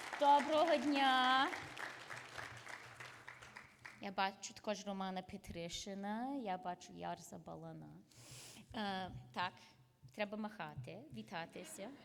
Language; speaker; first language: Ukrainian; early bilingual, heritage; English